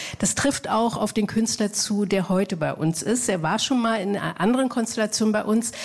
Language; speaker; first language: German; native; German